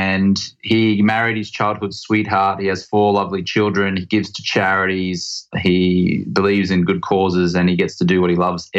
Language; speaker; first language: English; native; English